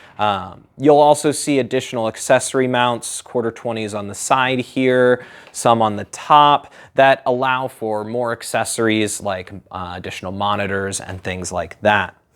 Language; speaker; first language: English; native; English